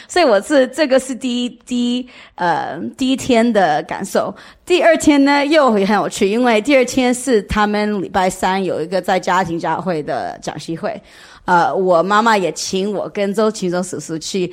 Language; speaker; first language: Chinese; early bilingual, heritage; English